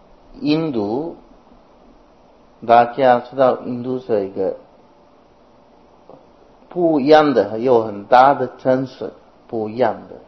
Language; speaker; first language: Chinese; non-native, fluent; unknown